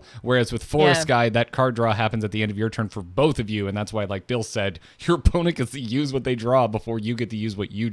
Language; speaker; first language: English; native; English